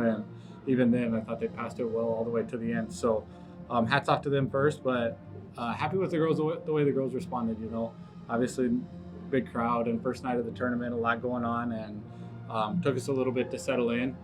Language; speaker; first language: English; native; English